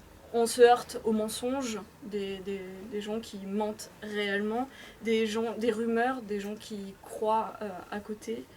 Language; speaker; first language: French; native; French